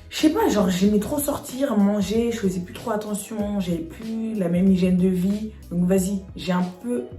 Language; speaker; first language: French; native; French